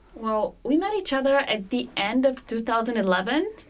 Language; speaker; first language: English; non-native, fluent; Bulgarian